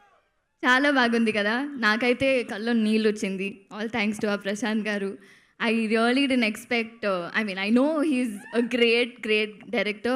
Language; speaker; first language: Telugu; non-native, local second language; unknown